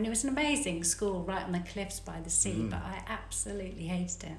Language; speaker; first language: English; native; English